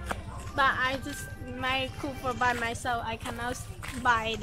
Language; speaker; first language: English; non-native, learner; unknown